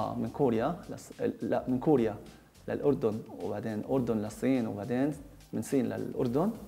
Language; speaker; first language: Arabic; non-native, fluent; Korean